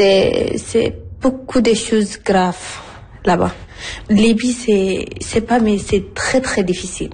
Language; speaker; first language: French; non-native, learner; Arabic